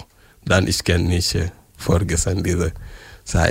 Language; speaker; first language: German; non-native, learner; French